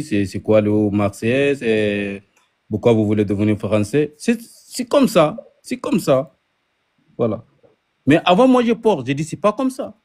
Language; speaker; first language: French; non-native, learner; Arabic